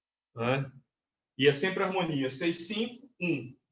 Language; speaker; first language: Portuguese; native; Portuguese